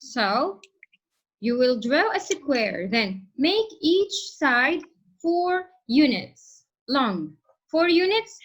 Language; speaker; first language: English; non-native, fluent; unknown